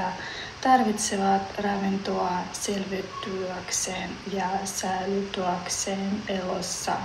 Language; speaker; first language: Finnish; non-native, learner; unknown